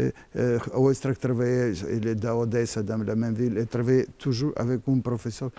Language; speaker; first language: French; non-native, learner; Russian